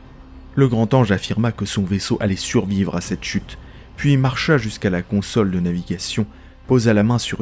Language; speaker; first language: French; native; French